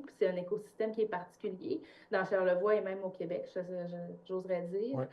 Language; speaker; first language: French; native; French